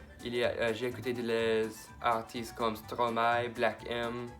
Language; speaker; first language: French; non-native, learner; English